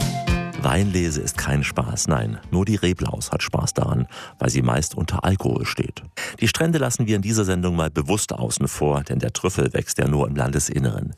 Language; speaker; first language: German; native; German